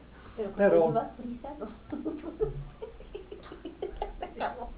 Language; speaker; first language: Spanish; native; Spanish